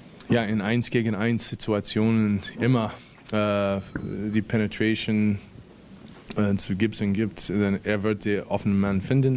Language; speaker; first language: German; non-native, fluent; English